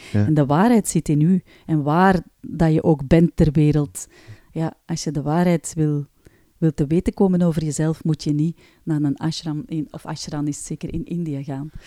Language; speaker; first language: Dutch; native; Dutch